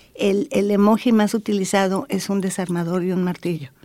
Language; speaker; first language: Spanish; native; Spanish